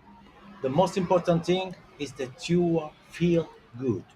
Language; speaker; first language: English; non-native, learner; Italian